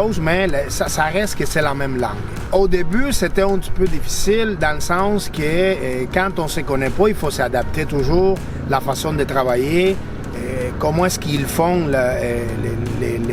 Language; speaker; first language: French; native; French